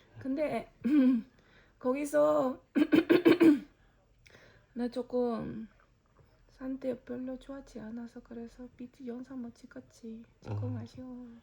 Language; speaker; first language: Korean; non-native, fluent; Spanish